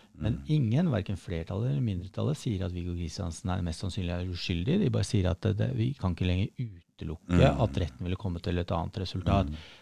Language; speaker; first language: Norwegian; native; Norwegian